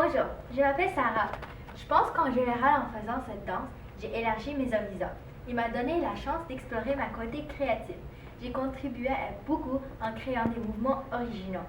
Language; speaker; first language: French; non-native, learner; English